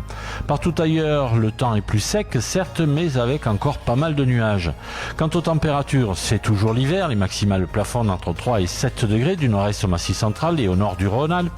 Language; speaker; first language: French; native; French